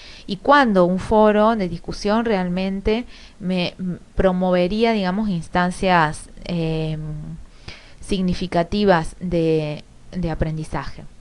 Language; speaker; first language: Spanish; native; Spanish